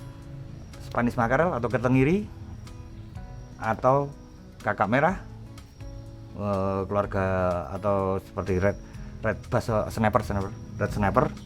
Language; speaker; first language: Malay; non-native, local second language; Javanese